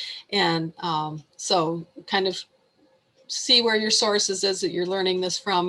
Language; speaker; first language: English; native; English